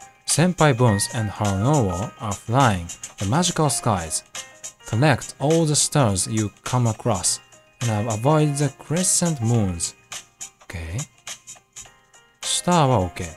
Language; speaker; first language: English; non-native, fluent; Japanese